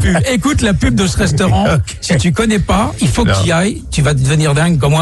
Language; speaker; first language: French; native; French